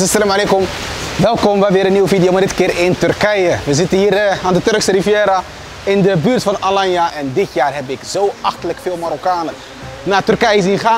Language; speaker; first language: Dutch; early bilingual, other home language; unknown